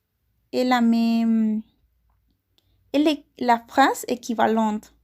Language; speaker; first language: French; non-native, learner; Spanish